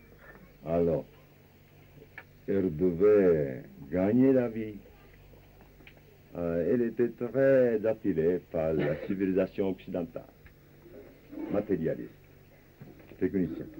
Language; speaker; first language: French; non-native, fluent; Japanese